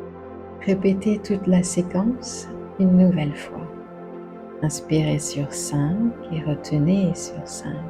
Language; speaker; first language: French; native; French